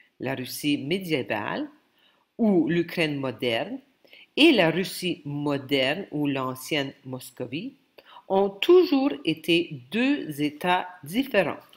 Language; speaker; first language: French; non-native, local second language; Ukrainian